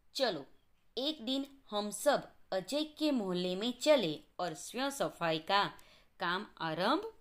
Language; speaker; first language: Hindi; non-native, local second language; Gujarati